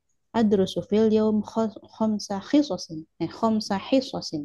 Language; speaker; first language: Arabic; non-native, learner; Indonesian